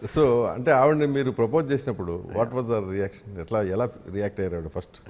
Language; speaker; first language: Telugu; native; Telugu